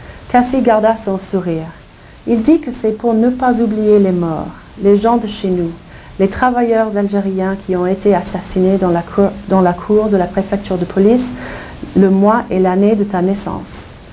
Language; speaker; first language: French; non-native, fluent; English